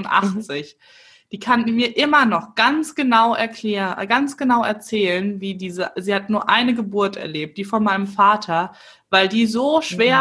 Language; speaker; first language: German; native; German